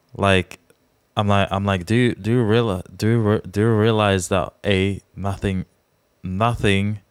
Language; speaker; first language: English; non-native, fluent; Czech